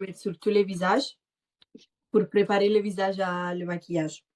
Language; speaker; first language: French; non-native, learner; Italian